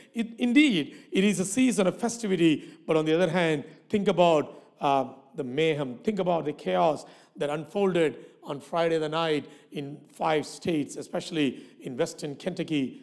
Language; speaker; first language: English; non-native, local second language; Malayalam